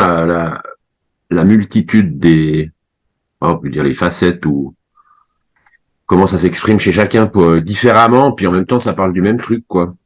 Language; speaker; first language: French; native; French